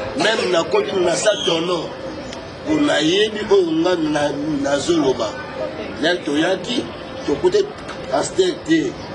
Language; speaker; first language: Lingala; non-native, fluent; Kongo